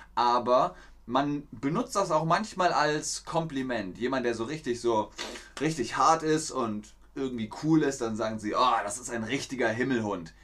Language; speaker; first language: German; native; German